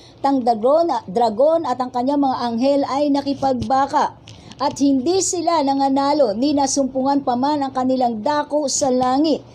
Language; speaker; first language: Filipino; native; Filipino